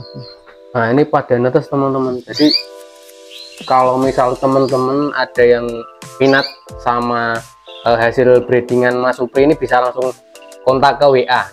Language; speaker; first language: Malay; non-native, local second language; Javanese